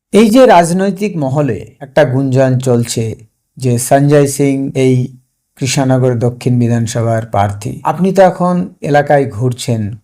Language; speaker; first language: Bangla; native; Bangla